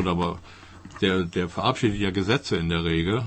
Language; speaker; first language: German; native; German